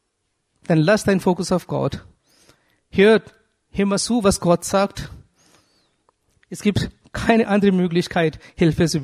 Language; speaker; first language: German; non-native, fluent; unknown